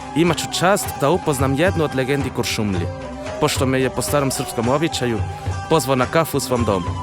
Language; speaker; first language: Serbian; non-native, fluent; Spanish